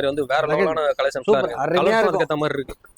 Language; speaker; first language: Tamil; native; Tamil